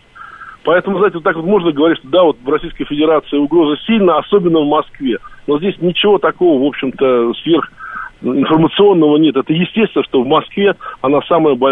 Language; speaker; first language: Russian; native; Russian